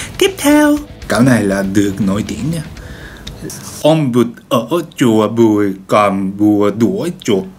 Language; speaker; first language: Vietnamese; non-native, learner; Japanese